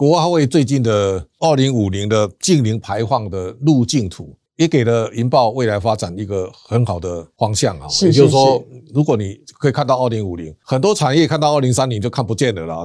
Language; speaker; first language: Chinese; native; Chinese